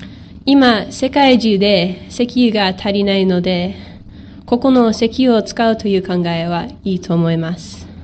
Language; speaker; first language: Japanese; non-native, learner; English